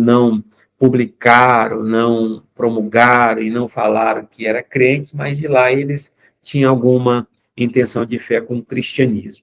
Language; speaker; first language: Portuguese; native; Portuguese